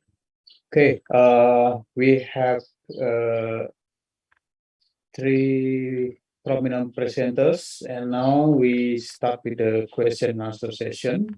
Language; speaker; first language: English; non-native, fluent; Indonesian